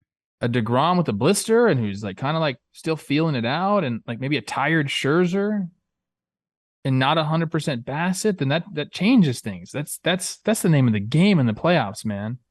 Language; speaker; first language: English; native; English